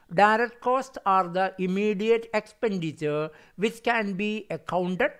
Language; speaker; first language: English; non-native, local second language; Malayalam